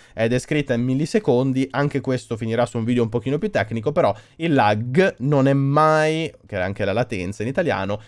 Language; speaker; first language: Italian; native; Italian